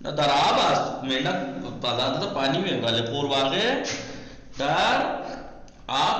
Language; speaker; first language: Persian; non-native, fluent; Urdu